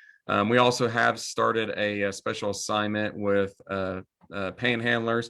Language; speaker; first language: English; native; English